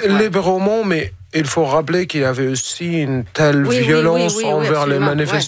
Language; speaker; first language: French; non-native, fluent; Arabic